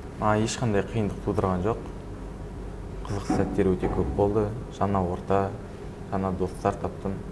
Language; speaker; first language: Kazakh; native; Kazakh